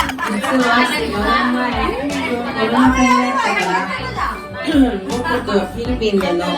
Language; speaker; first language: Japanese; non-native, local second language; Filipino